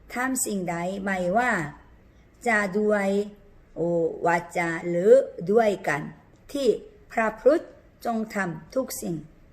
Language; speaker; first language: Thai; non-native, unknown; Korean